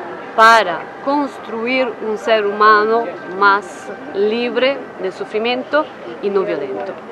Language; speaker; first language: Spanish; non-native, fluent; Italian